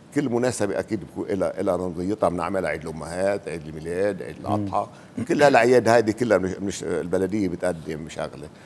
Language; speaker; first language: Arabic; native; Arabic